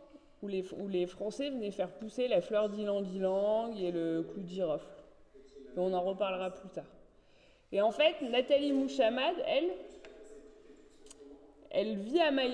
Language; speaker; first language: French; native; French